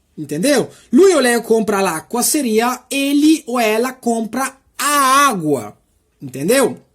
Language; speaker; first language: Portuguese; non-native, fluent; Italian